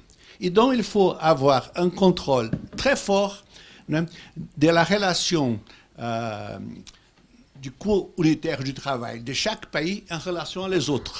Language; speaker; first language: French; non-native, fluent; Portuguese